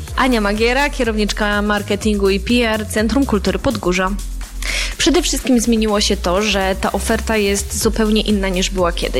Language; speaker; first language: Polish; native; Polish